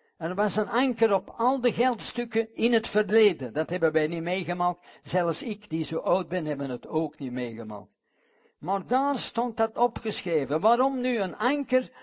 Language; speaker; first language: Dutch; non-native, fluent; English